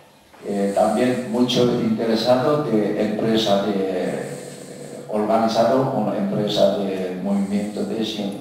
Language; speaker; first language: Spanish; non-native, learner; Korean